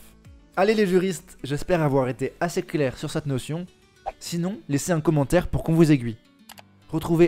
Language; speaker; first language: French; native; French